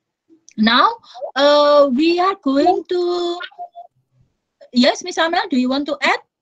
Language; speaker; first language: English; non-native, fluent; Indonesian